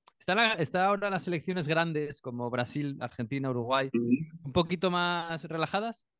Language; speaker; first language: Spanish; native; Spanish